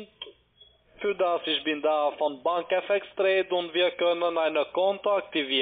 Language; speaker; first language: German; non-native, learner; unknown